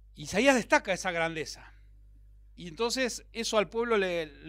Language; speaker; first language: Spanish; native; Spanish